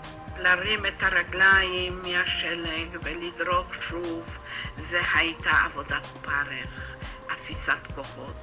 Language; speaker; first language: Hebrew; non-native, fluent; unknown